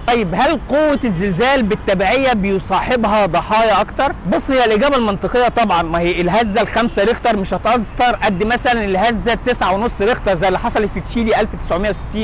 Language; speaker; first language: Arabic; native; Arabic